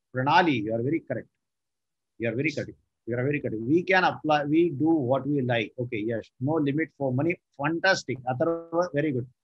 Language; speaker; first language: English; non-native, local second language; Marathi